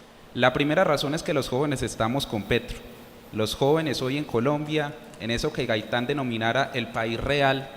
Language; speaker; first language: Spanish; native; Spanish